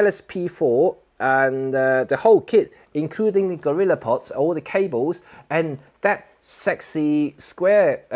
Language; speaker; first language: English; non-native, local second language; Cantonese